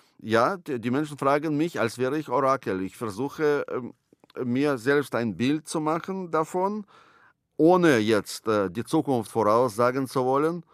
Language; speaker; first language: German; non-native, fluent; Russian